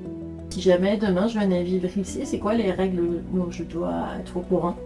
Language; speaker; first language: French; native; French